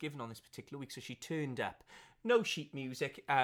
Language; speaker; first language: English; native; English